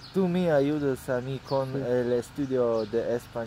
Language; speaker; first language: Spanish; non-native, learner; English